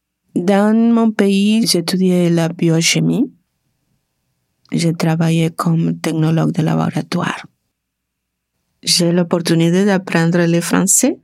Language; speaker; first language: French; non-native, learner; Spanish